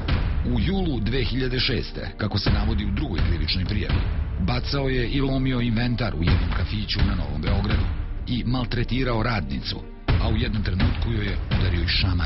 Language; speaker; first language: Serbian; native; Serbian